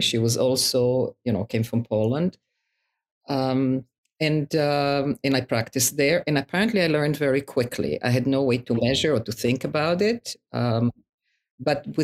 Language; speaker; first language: English; non-native, fluent; Hebrew